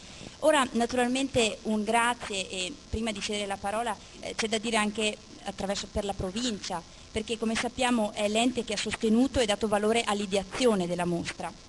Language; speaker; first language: Italian; native; Italian